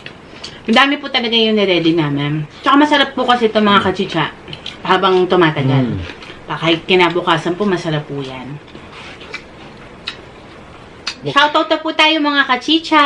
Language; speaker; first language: Filipino; native; Filipino